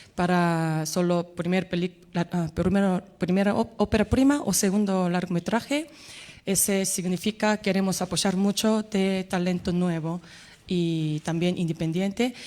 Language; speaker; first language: Spanish; non-native, fluent; Korean